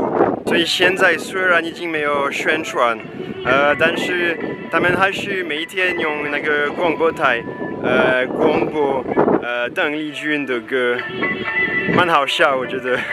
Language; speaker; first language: Chinese; non-native, fluent; French